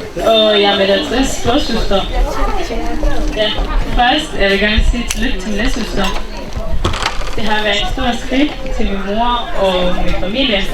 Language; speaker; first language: Danish; early bilingual, other home language; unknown